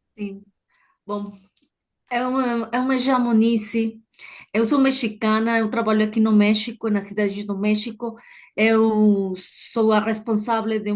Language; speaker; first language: Portuguese; non-native, fluent; Spanish